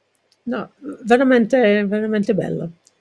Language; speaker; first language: Italian; non-native, learner; English